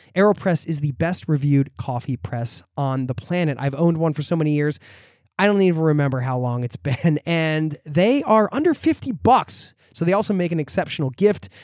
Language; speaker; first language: English; native; English